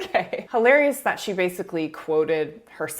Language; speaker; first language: English; native; English